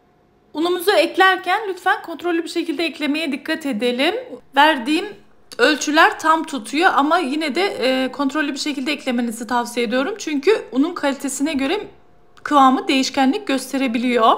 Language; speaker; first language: Turkish; native; Turkish